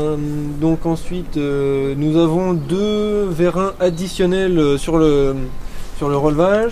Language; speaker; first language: French; native; French